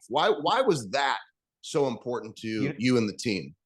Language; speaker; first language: English; native; English